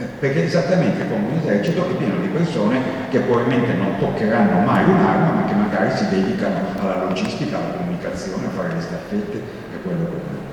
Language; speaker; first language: Italian; native; Italian